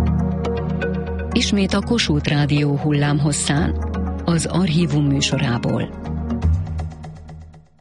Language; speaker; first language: Hungarian; native; Hungarian